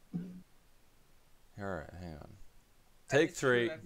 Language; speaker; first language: English; native; English